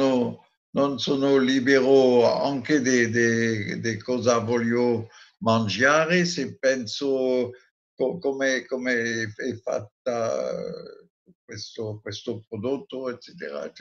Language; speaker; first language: Italian; non-native, fluent; French